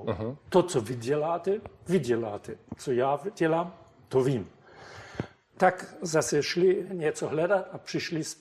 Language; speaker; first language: Czech; non-native, fluent; German